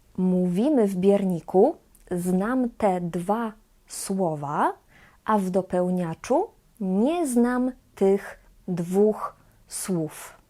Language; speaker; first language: Polish; native; Polish